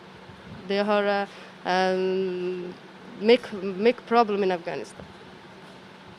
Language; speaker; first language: English; non-native, learner; Persian